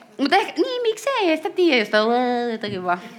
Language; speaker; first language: Finnish; native; Finnish